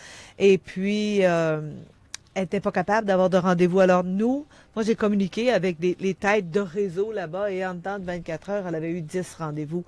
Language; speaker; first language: French; native; French